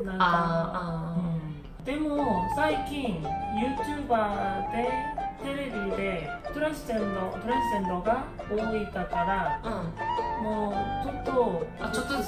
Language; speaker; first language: Japanese; non-native, learner; Korean